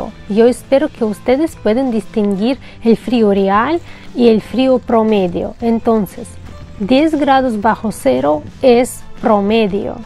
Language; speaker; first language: Spanish; non-native, fluent; Russian